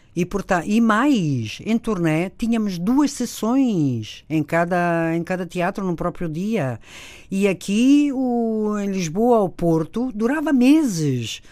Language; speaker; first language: Portuguese; non-native, fluent; Italian